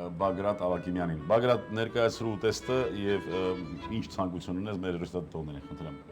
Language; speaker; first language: Armenian; native; Armenian